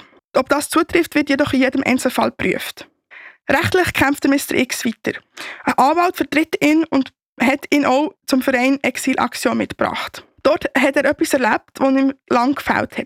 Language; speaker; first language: German; native; German